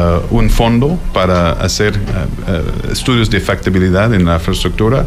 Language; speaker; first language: Spanish; non-native, fluent; English